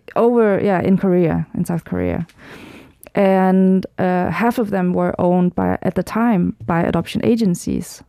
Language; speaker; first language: English; early bilingual, heritage; Danish